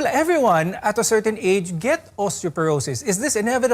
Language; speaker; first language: English; non-native, local second language; Filipino